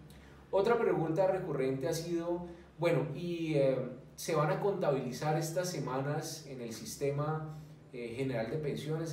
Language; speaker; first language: Spanish; native; Spanish